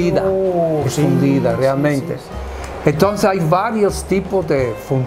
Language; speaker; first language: Spanish; non-native, fluent; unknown